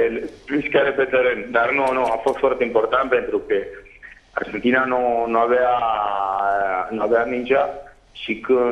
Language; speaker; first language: Romanian; non-native, fluent; Spanish